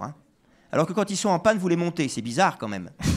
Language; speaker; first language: French; native; French